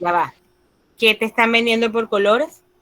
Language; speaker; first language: Spanish; native; Spanish